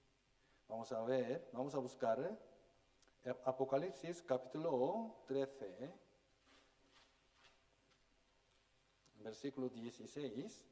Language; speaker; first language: Spanish; non-native, fluent; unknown